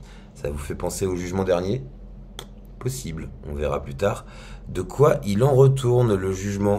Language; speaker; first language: French; native; French